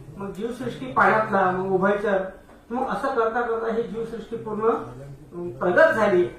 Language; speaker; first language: Marathi; non-native, local second language; Hindi